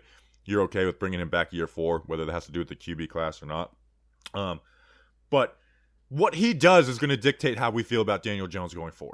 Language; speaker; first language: English; native; English